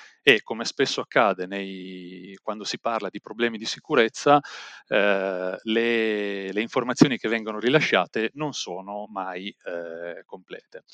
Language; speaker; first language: Italian; native; Italian